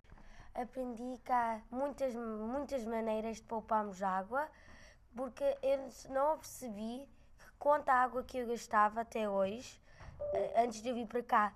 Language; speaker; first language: Portuguese; non-native, local second language; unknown